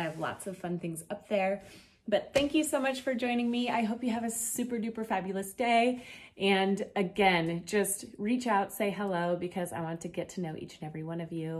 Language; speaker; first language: English; native; English